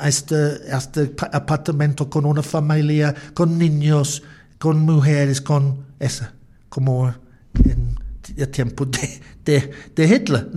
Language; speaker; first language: Spanish; non-native, learner; English